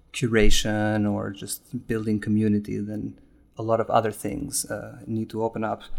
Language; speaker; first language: English; non-native, fluent; Albanian